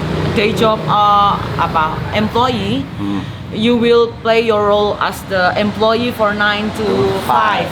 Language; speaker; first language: English; non-native, fluent; Indonesian